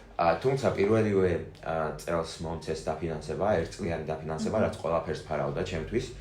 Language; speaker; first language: Georgian; native; Georgian